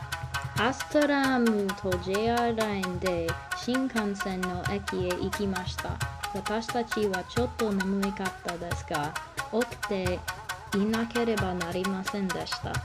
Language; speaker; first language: Japanese; non-native, learner; English